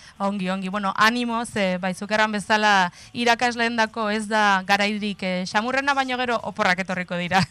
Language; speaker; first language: Basque; native; Basque